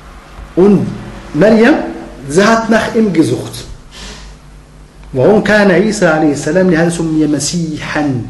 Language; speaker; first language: German; non-native, fluent; Arabic